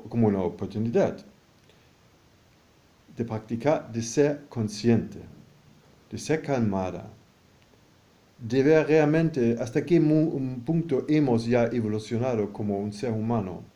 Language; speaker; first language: Spanish; non-native, fluent; German